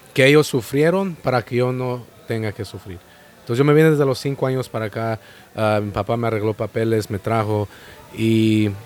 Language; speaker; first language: Spanish; native; Spanish